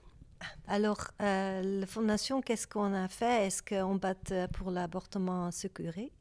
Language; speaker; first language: French; non-native, learner; Dutch